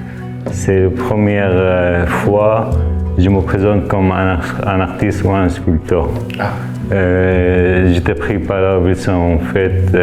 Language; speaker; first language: French; non-native, fluent; Arabic